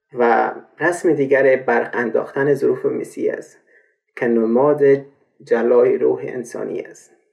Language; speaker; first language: Persian; native; Persian